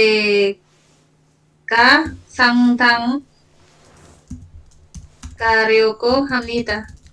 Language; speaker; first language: Korean; non-native, learner; Indonesian